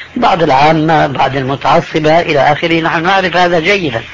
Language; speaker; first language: Arabic; early bilingual, other home language; Albanian